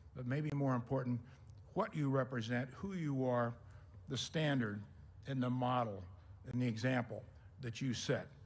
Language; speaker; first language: English; native; English